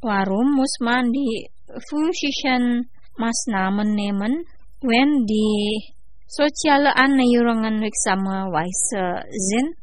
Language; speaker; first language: German; non-native, fluent; Indonesian